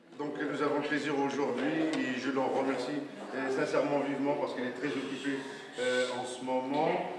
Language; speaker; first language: French; non-native, local second language; Arabic